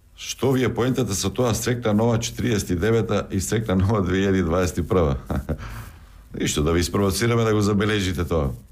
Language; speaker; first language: Macedonian; native; Macedonian